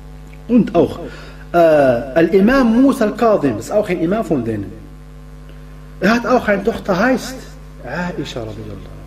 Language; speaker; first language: German; non-native, fluent; Arabic